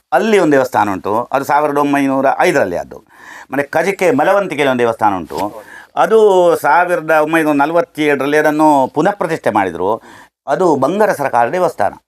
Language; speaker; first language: Kannada; native; Kannada